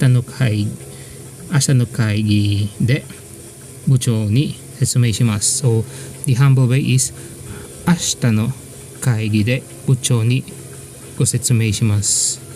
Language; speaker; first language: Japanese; non-native, fluent; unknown